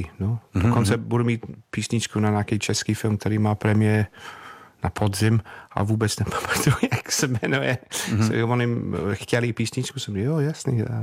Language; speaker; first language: Czech; non-native, fluent; English